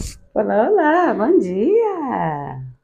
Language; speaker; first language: Portuguese; native; Portuguese